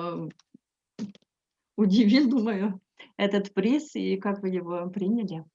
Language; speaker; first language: Russian; non-native, fluent; French